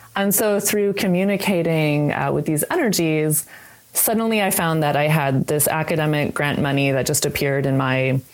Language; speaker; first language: English; native; English